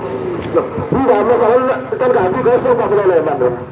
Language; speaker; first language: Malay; non-native, local second language; Madurese